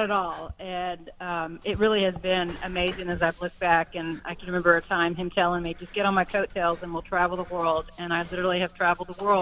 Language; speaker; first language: English; native; English